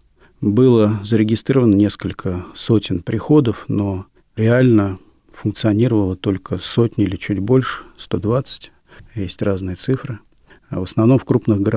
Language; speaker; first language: Russian; native; Russian